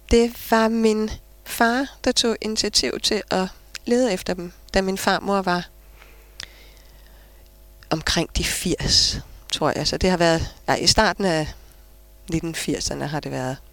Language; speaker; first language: Danish; native; Danish